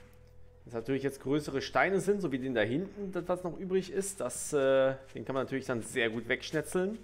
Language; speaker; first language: German; native; German